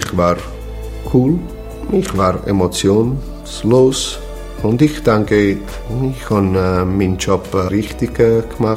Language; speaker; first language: German; non-native, learner; Italian